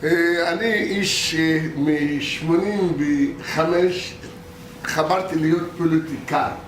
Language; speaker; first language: Hebrew; non-native, local second language; Arabic